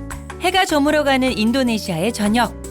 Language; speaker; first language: Korean; native; Korean